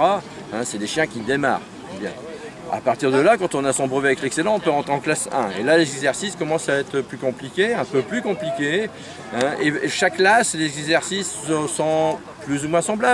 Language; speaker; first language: French; native; French